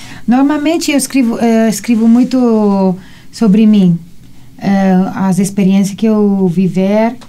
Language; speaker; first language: Portuguese; non-native, learner; Italian